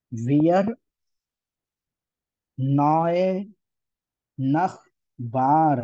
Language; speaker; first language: German; non-native, learner; Hindi